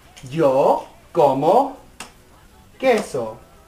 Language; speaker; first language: Spanish; non-native, fluent; English